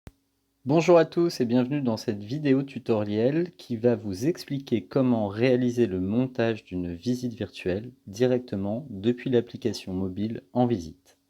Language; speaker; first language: French; native; French